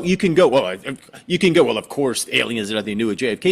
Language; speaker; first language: English; native; English